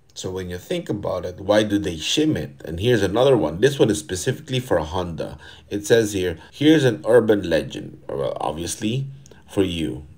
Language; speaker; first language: English; non-native, fluent; Portuguese